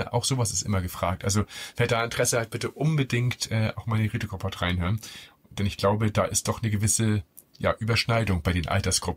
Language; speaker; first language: German; native; German